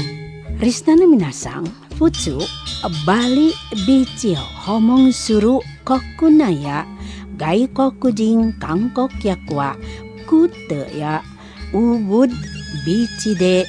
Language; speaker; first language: Japanese; non-native, learner; Indonesian